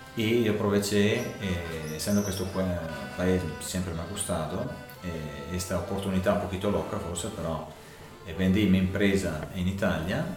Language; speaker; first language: Spanish; non-native, learner; Italian